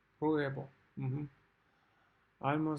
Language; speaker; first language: Spanish; non-native, learner; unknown